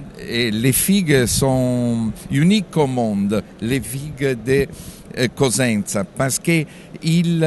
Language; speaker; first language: French; non-native, fluent; Italian